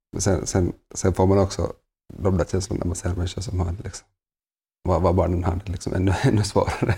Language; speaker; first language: Swedish; native; Swedish